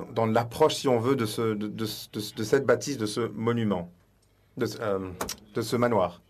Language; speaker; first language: French; non-native, fluent; Swedish